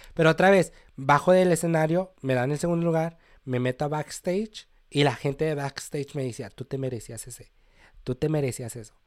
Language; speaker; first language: Spanish; native; Spanish